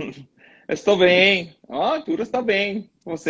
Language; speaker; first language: Portuguese; non-native, learner; English